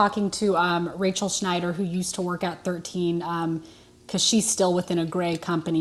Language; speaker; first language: English; native; English